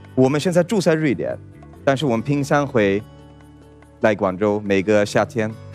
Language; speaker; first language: Chinese; non-native, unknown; Swedish